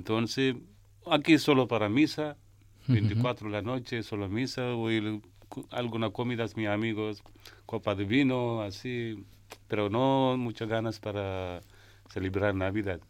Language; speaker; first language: Spanish; non-native, learner; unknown